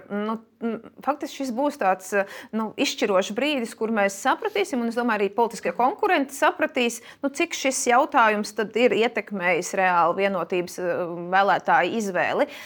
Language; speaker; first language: Latvian; native; Latvian